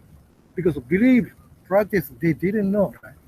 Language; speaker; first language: English; non-native, learner; Japanese